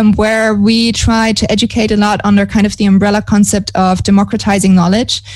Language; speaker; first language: English; non-native, fluent; German